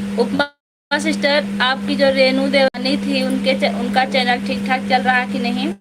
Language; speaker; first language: Hindi; native; Hindi